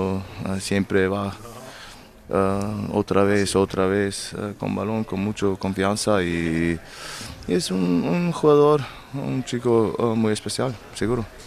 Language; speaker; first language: Spanish; non-native, learner; German